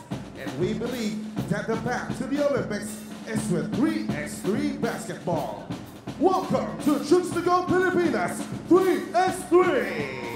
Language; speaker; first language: English; non-native, local second language; Filipino